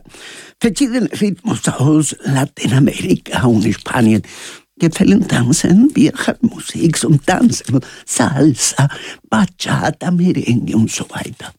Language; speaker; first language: German; non-native, learner; Spanish